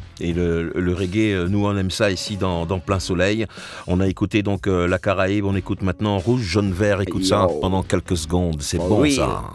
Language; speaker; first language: French; native; French